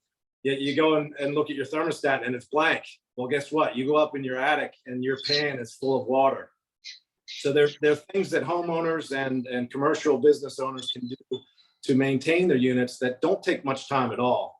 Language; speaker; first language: English; native; English